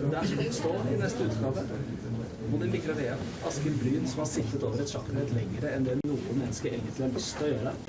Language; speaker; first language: Norwegian; native; Norwegian